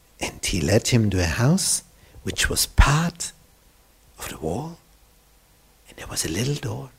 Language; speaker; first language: English; non-native, fluent; German